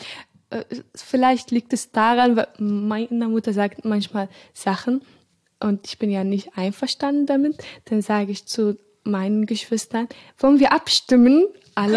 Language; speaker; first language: German; non-native, fluent; Arabic